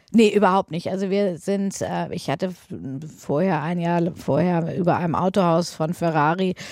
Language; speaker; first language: German; native; German